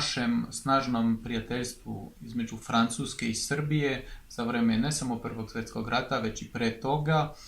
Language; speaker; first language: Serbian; non-native, fluent; French